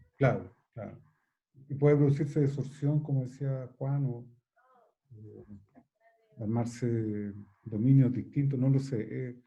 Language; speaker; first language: Spanish; native; Spanish